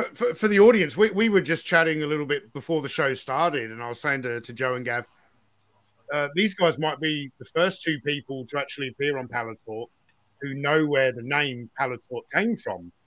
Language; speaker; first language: English; native; English